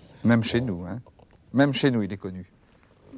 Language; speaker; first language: French; native; French